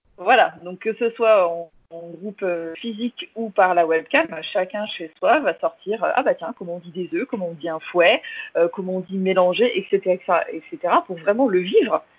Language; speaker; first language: French; early bilingual, other home language; English